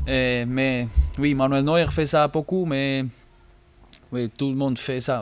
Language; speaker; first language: French; non-native, learner; German